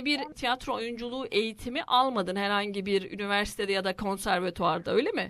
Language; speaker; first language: Turkish; native; Turkish